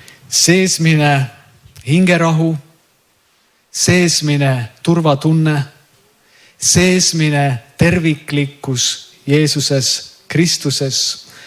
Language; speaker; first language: Estonian; native; Estonian